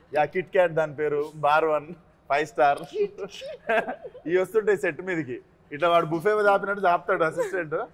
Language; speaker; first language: Telugu; native; Telugu